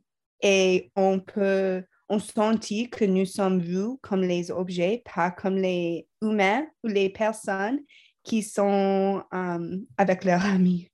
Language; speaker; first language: French; non-native, learner; English